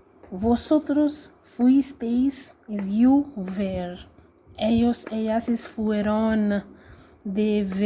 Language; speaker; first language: Spanish; non-native, learner; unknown